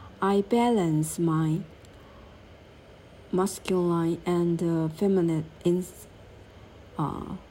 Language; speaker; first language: English; non-native, learner; Chinese